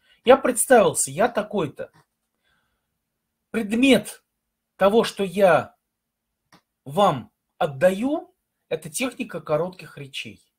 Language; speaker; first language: Russian; native; Russian